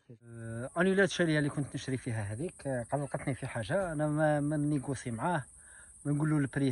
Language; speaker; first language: French; non-native, learner; Arabic